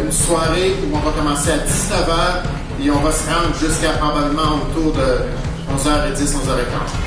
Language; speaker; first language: French; native; French